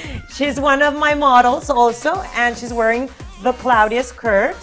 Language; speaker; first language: English; non-native, fluent; Spanish